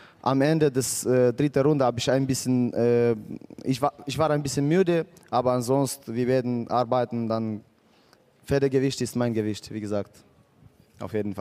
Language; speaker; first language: German; non-native, fluent; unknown